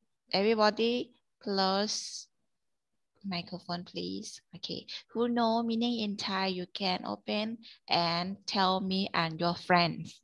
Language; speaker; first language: English; non-native, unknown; Thai